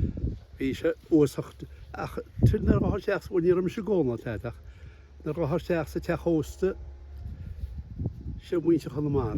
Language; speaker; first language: Irish; native; Irish